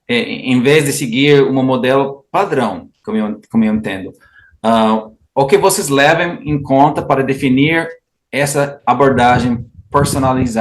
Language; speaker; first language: Portuguese; non-native, fluent; English